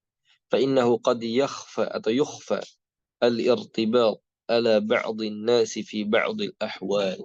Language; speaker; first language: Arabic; non-native, fluent; Indonesian